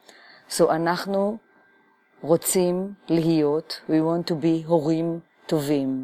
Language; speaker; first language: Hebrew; non-native, learner; English